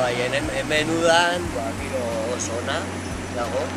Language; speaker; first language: Basque; non-native, local second language; Spanish